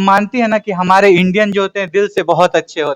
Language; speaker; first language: Hindi; native; Hindi